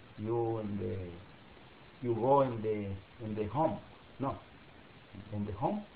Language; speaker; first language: English; non-native, learner; Spanish